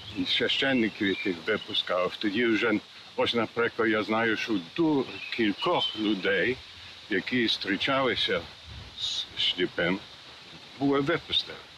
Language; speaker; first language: Ukrainian; early bilingual, heritage; Ukrainian